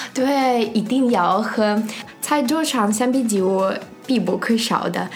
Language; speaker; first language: Chinese; non-native, fluent; Russian